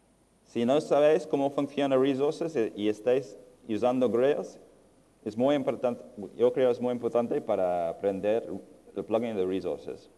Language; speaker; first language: Spanish; non-native, fluent; English